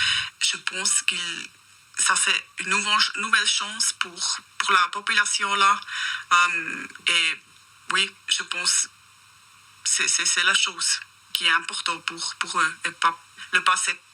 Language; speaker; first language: French; non-native, learner; German